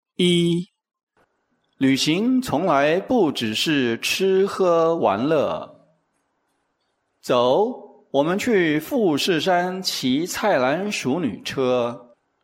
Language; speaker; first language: Chinese; native; Chinese